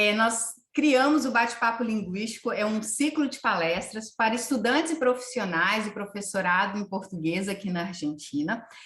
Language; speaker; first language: Portuguese; native; Portuguese